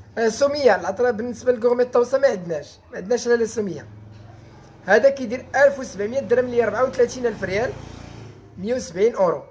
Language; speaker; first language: Arabic; native; Arabic